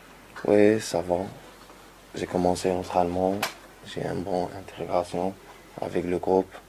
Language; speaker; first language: French; non-native, learner; Arabic